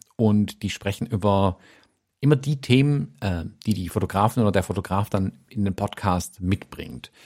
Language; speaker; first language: German; non-native, fluent; English